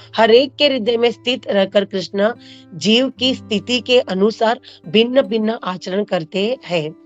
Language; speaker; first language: Hindi; non-native, local second language; Marathi